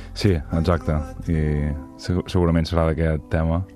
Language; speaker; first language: Catalan; native; Catalan